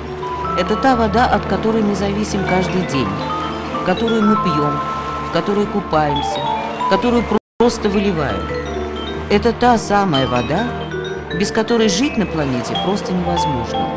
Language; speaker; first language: Russian; native; Russian